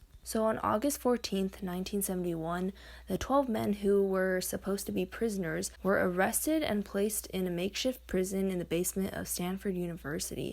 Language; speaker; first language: English; native; English